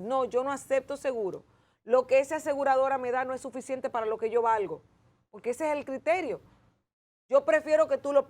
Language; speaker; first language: Spanish; native; Spanish